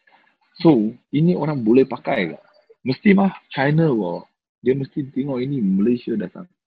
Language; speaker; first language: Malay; non-native, local second language; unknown